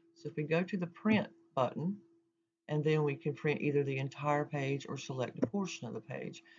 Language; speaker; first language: English; native; English